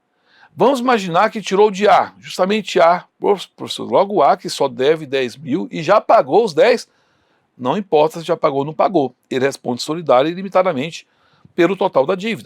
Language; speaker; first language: Portuguese; native; Portuguese